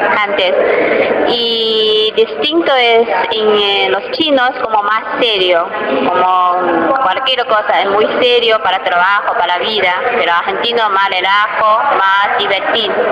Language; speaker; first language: Spanish; non-native, learner; Chinese